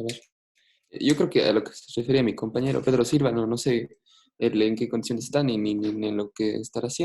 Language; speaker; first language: Spanish; native; Spanish